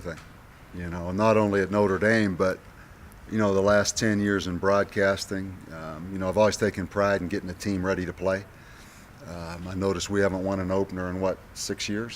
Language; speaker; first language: English; native; English